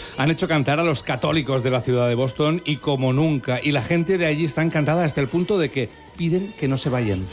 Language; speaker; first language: Spanish; native; Spanish